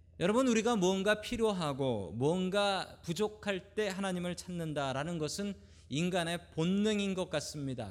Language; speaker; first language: Korean; native; Korean